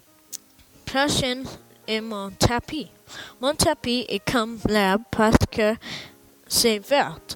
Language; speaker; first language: French; non-native, learner; English